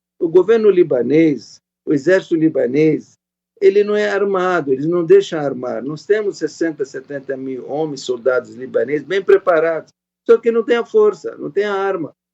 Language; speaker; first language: Portuguese; non-native, fluent; Arabic